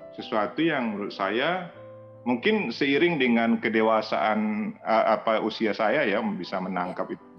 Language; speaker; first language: Indonesian; native; Indonesian